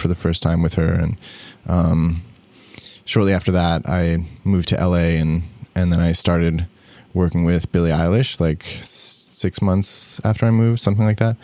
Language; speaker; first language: English; native; English